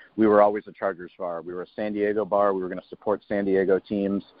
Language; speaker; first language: English; native; English